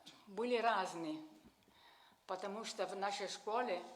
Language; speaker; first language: Russian; non-native, learner; Italian